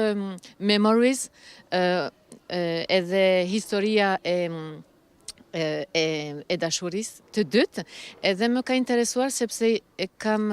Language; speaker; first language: Albanian; early bilingual, heritage; Albanian